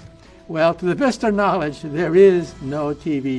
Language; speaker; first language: English; native; English